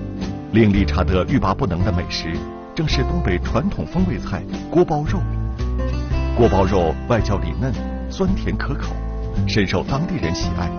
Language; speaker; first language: Chinese; native; Chinese